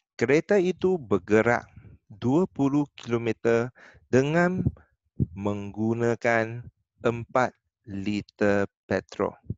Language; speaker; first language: Malay; non-native, local second language; Chinese